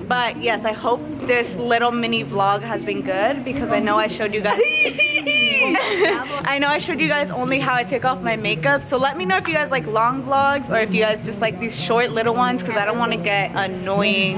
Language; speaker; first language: English; early bilingual, other home language; Spanish